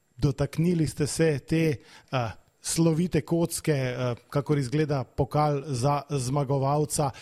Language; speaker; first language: Slovenian; native; Slovenian